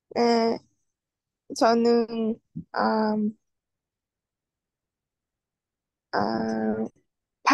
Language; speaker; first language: Korean; non-native, learner; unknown